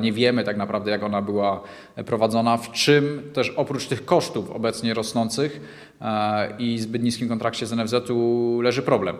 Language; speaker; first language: Polish; native; Polish